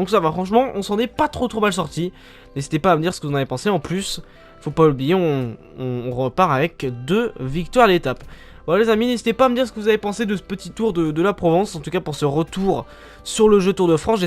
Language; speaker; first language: French; native; French